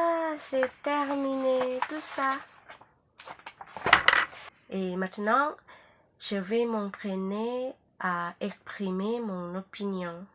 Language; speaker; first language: French; non-native, learner; Thai